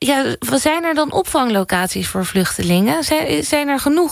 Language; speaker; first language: Dutch; native; Dutch